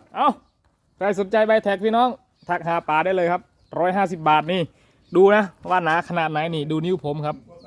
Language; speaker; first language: Thai; native; Thai